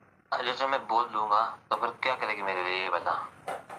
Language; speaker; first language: Hindi; non-native, local second language; Bangla